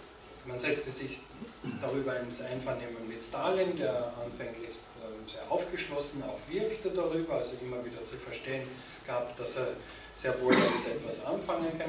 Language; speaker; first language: German; native; German